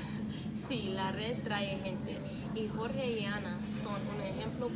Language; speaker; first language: Spanish; non-native, learner; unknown